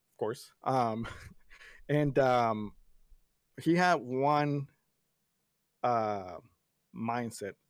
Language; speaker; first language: English; early bilingual, other home language; Spanish